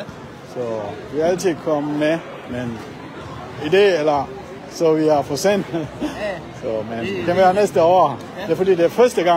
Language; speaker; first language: Danish; non-native, learner; Achinese